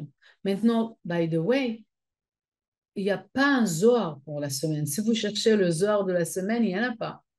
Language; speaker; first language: French; non-native, fluent; Hebrew